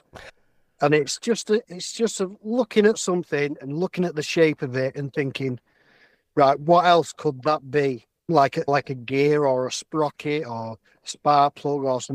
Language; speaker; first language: English; native; English